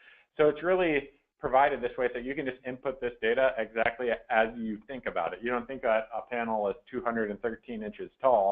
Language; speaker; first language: English; native; English